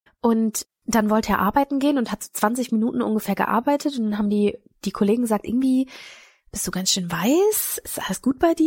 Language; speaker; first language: German; native; German